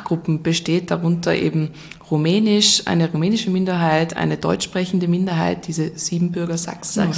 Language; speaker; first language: German; native; German